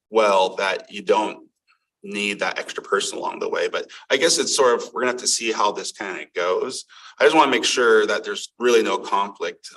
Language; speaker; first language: English; native; English